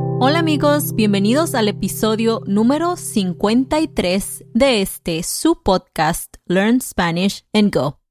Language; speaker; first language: Spanish; native; Spanish